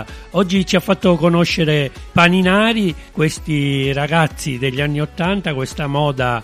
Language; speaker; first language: Italian; native; Italian